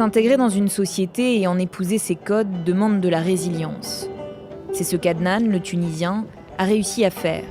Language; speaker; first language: French; native; French